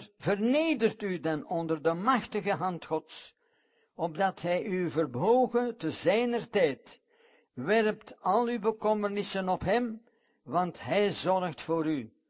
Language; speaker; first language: Dutch; non-native, fluent; English